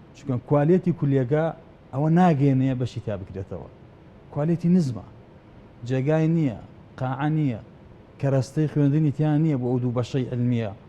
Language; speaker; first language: Central Kurdish; native; Central Kurdish